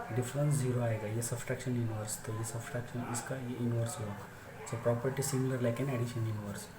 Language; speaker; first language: Hindi; non-native, local second language; Marathi